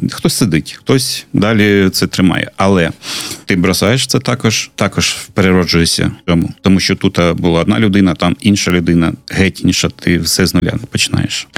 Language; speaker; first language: Ukrainian; non-native, local second language; Russian